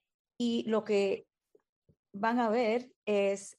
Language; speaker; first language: Spanish; early bilingual, heritage; Spanish